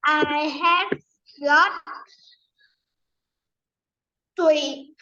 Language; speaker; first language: English; non-native, learner; Vietnamese